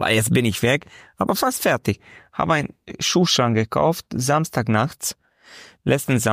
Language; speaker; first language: German; non-native, learner; Romanian